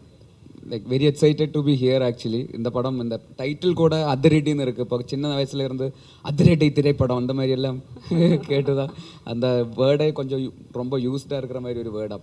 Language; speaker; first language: Tamil; non-native, learner; Malayalam